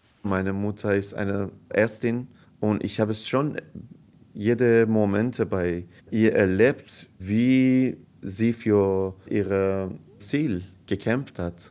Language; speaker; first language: German; non-native, fluent; Persian